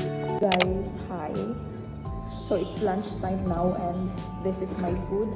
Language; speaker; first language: English; non-native, local second language; Filipino